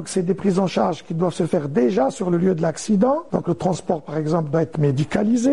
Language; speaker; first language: French; non-native, local second language; Arabic